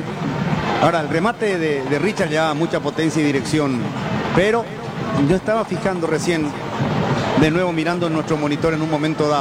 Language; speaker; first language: Spanish; native; Spanish